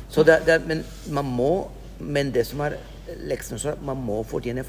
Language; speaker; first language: Norwegian; non-native, fluent; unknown